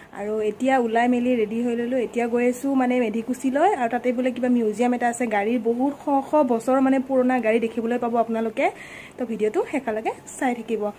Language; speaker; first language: Assamese; native; Assamese